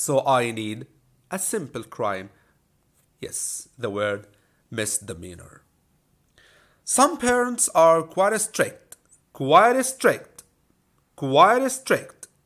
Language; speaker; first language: English; non-native, fluent; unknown